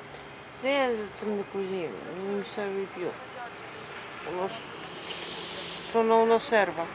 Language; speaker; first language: Italian; non-native, learner; Bulgarian